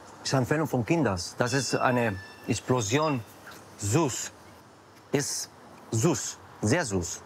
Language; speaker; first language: German; non-native, learner; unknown